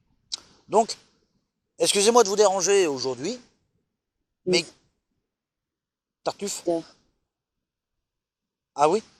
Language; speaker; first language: French; native; French